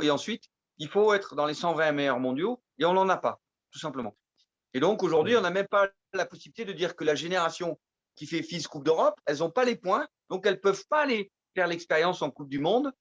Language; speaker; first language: French; native; French